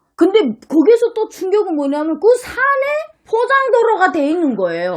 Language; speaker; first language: Korean; native; Korean